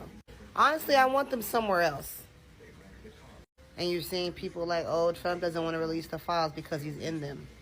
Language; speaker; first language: English; native; English